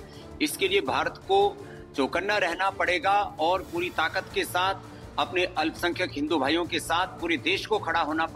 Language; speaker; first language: Hindi; native; Hindi